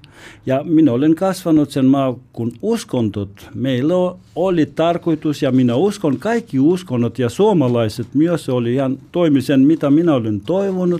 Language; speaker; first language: Finnish; non-native, learner; Albanian